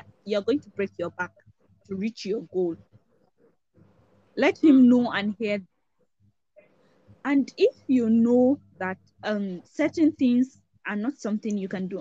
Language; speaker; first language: English; non-native, local second language; Hausa